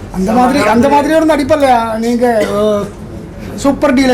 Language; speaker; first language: Tamil; non-native, learner; Malayalam